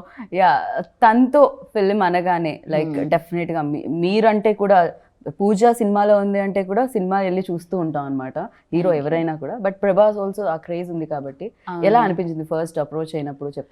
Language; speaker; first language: Telugu; native; Telugu